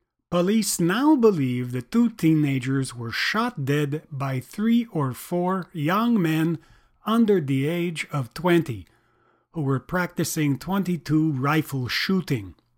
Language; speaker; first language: English; native; English